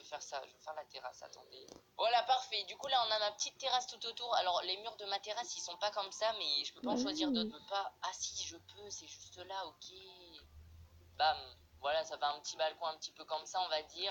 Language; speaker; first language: French; native; French